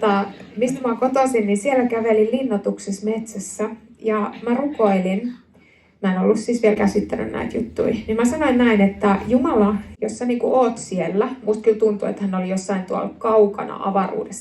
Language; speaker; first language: Finnish; native; Finnish